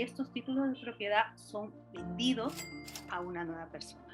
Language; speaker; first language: Spanish; native; Spanish